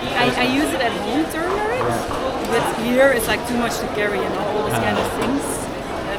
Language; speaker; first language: English; non-native, fluent; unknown